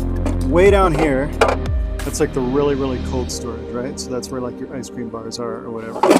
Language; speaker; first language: English; native; English